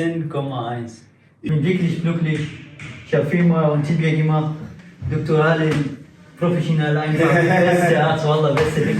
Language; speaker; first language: German; non-native, fluent; Arabic